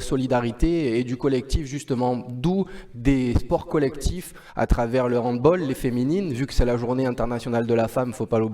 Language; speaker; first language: French; native; French